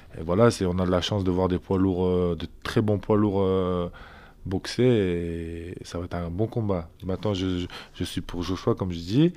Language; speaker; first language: French; early bilingual, other home language; Azerbaijani